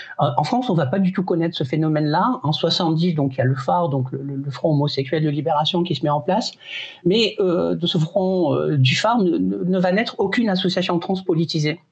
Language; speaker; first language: French; native; French